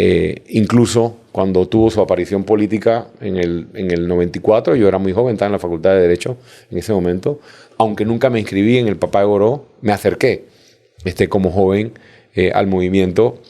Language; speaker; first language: Spanish; native; Spanish